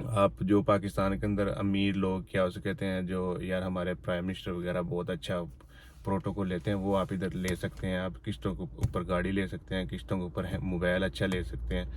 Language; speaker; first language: Urdu; non-native, local second language; Punjabi